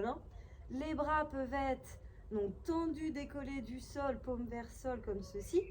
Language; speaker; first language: French; native; French